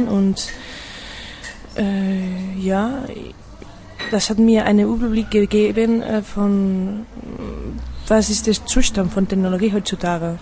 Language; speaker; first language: German; non-native, fluent; Spanish